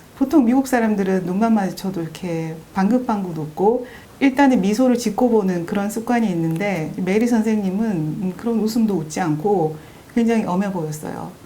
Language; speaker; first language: Korean; native; Korean